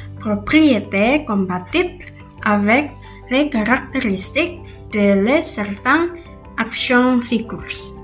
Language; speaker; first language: French; non-native, learner; Indonesian